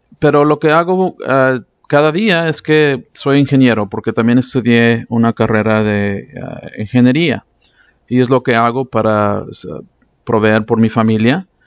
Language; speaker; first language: Spanish; early bilingual, heritage; English